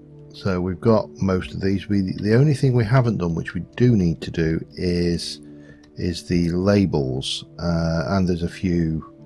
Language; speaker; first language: English; native; English